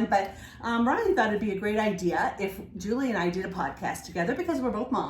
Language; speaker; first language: English; native; English